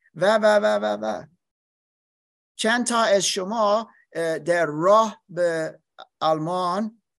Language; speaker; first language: Persian; non-native, learner; English